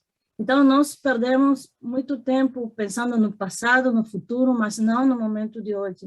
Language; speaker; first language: Portuguese; non-native, fluent; Spanish